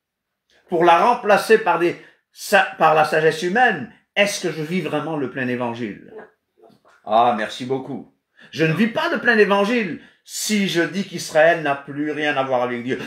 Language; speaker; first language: French; non-native, fluent; Kabuverdianu